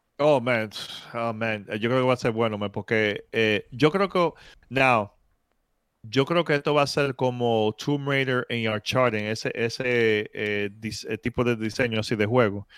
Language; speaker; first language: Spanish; early bilingual, heritage; Spanish